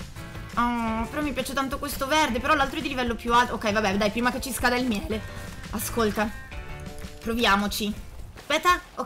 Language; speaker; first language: Italian; native; Italian